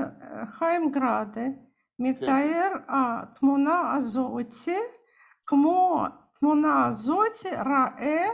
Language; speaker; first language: Hebrew; non-native, fluent; Russian